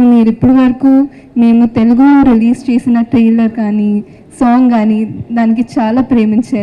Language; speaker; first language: Telugu; non-native, fluent; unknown